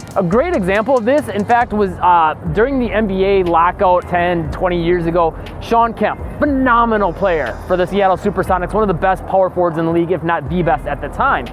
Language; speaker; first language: English; native; English